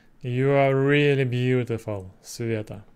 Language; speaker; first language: English; non-native, learner; Russian